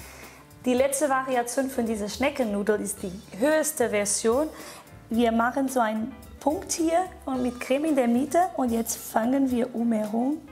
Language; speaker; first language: German; non-native, fluent; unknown